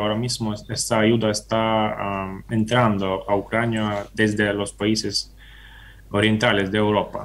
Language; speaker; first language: Spanish; non-native, fluent; Ukrainian